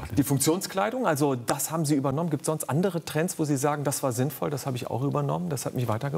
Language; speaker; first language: German; native; German